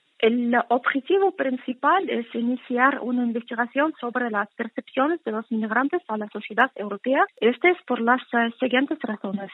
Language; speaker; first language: Spanish; non-native, fluent; Russian